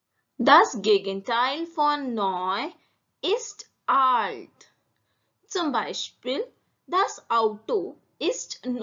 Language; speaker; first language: German; non-native, learner; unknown